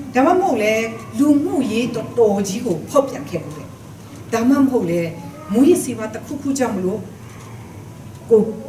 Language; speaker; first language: Burmese; non-native, local second language; Kachin